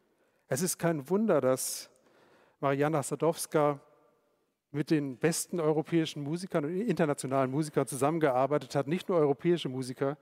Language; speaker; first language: German; native; German